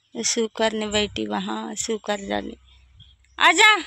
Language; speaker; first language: Hindi; non-native, local second language; Marathi